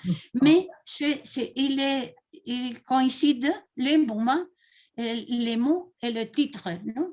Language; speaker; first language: French; non-native, learner; Spanish